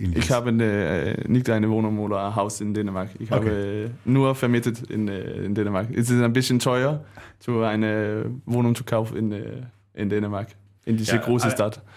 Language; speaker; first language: German; non-native, learner; Danish